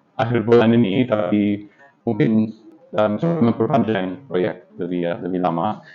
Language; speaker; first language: Indonesian; non-native, learner; English